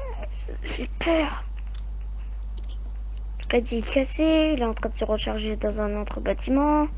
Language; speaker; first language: French; native; French